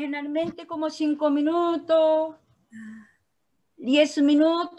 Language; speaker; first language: Spanish; non-native, learner; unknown